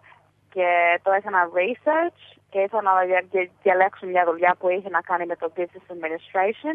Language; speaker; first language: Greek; early bilingual, heritage; Greek